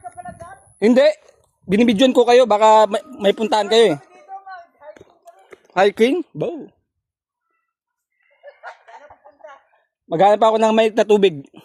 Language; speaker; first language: Filipino; non-native, local second language; Cebuano